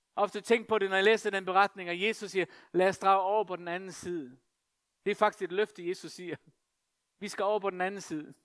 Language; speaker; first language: Danish; non-native, local second language; Faroese